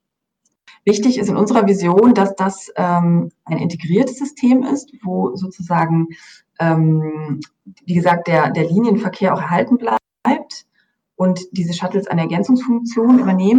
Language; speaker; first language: German; native; German